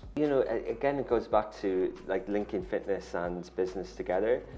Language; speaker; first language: English; native; English